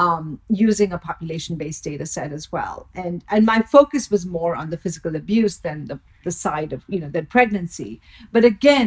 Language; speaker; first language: English; non-native, local second language; Bangla